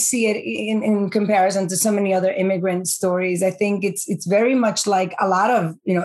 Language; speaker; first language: English; early bilingual, other home language; Spanish